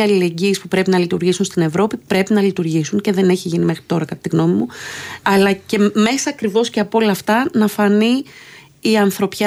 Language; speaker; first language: Greek; native; Greek